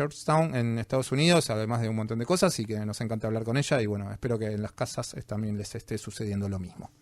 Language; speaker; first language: Spanish; native; Spanish